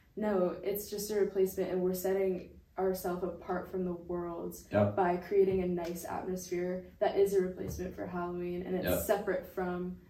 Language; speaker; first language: English; native; English